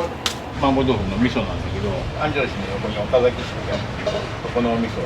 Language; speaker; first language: Japanese; native; Japanese